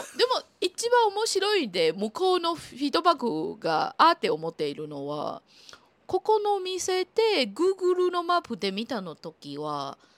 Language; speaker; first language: Japanese; non-native, fluent; Chinese